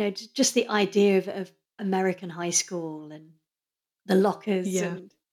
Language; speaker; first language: English; native; English